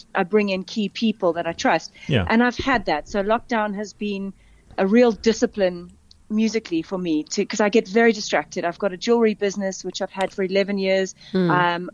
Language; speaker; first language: English; native; English